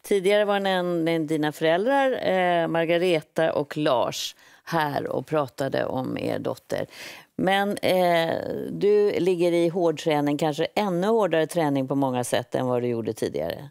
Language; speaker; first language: Swedish; native; Swedish